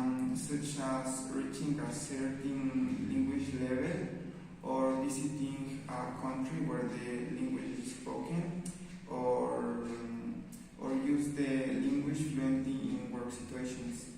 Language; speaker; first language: English; non-native, learner; Spanish